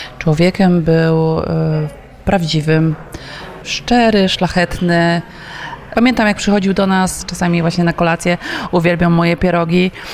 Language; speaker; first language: Polish; native; Polish